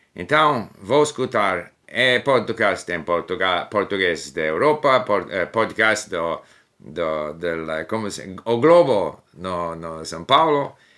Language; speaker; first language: Portuguese; non-native, learner; English